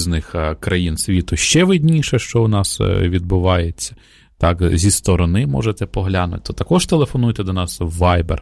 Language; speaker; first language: Ukrainian; native; Ukrainian